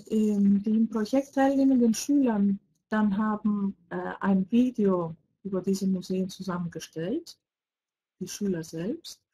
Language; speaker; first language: German; non-native, fluent; Greek